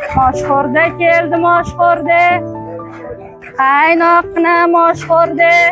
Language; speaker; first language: Uzbek; native; Uzbek